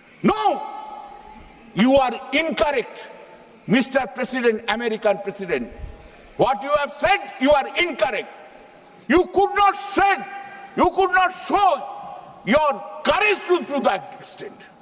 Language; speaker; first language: English; non-native, local second language; Bangla